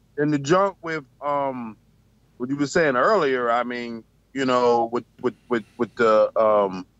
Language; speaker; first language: English; native; English